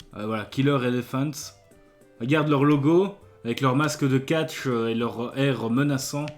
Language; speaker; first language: French; native; French